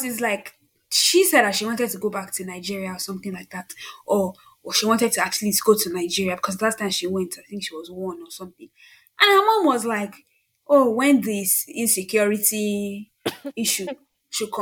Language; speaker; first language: English; non-native, local second language; Yoruba